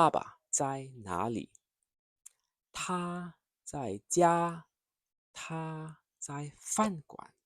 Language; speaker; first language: Chinese; non-native, fluent; English